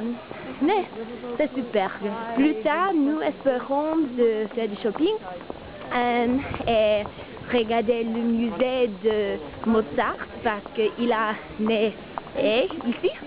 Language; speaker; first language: French; non-native, learner; English